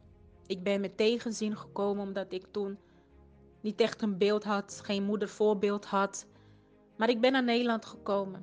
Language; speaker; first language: Dutch; non-native, fluent; Portuguese